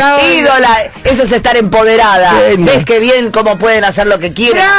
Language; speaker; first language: Spanish; native; Spanish